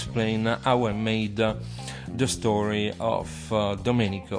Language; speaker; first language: English; non-native, fluent; Italian